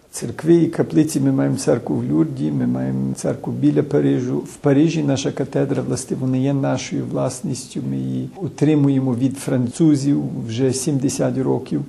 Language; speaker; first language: Ukrainian; early bilingual, heritage; Ukrainian